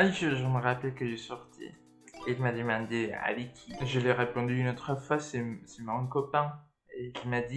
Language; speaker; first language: French; non-native, learner; Spanish